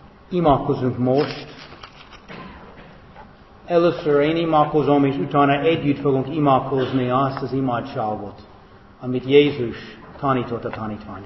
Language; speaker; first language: Hungarian; non-native, fluent; English